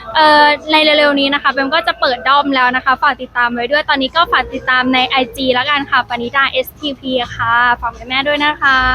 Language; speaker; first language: Thai; native; Thai